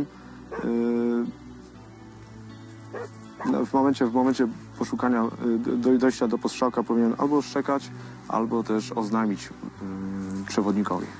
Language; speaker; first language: Polish; native; Polish